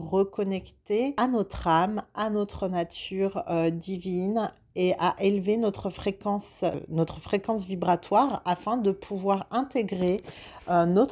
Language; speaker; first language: French; native; French